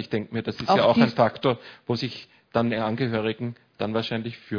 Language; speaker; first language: German; native; German